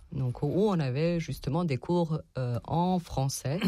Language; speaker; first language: French; non-native, fluent; Serbian